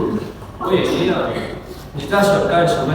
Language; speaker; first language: Chinese; non-native, learner; Indonesian